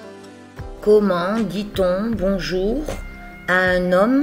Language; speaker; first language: French; native; French